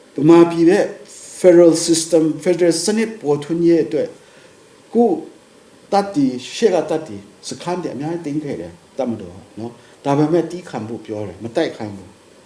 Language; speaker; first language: Burmese; non-native, local second language; Kachin